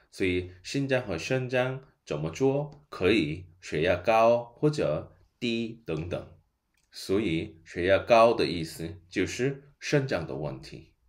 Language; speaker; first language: Chinese; non-native, fluent; Korean